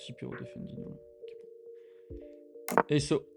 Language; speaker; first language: Spanish; non-native, learner; French